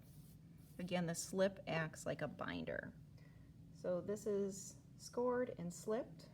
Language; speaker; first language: English; native; English